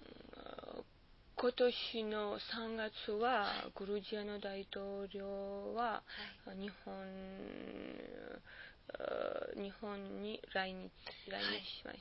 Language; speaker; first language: Japanese; non-native, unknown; Georgian